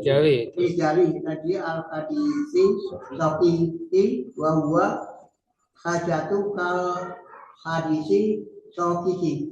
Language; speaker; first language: Arabic; non-native, learner; Indonesian